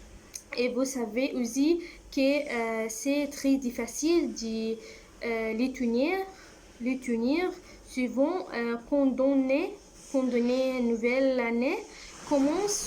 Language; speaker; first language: French; non-native, learner; Arabic